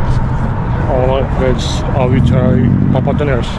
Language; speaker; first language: English; non-native, learner; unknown